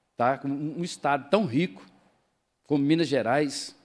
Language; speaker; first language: Portuguese; native; Portuguese